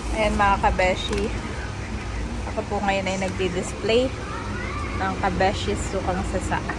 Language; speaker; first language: Filipino; native; Filipino